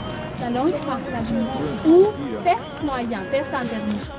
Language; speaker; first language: French; non-native, fluent; Persian